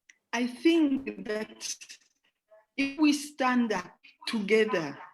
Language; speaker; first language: English; non-native, fluent; Rundi